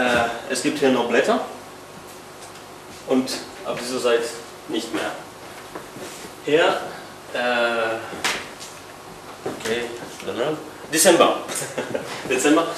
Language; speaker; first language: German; non-native, learner; French